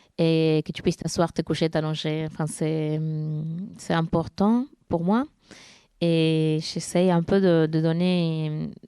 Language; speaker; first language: French; non-native, fluent; Spanish